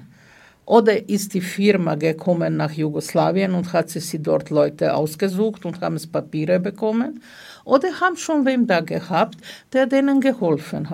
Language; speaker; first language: German; non-native, fluent; Serbian